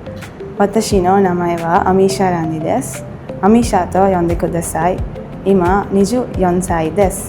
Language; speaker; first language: Japanese; non-native, learner; Sinhala